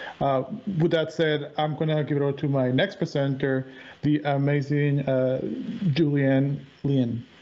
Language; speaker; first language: English; native; English